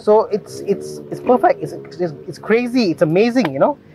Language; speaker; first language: English; non-native, local second language; Tamil